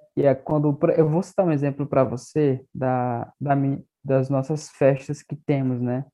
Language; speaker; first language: Portuguese; non-native, local second language; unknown